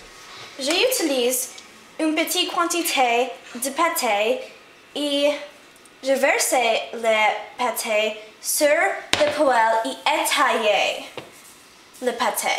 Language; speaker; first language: French; non-native, learner; English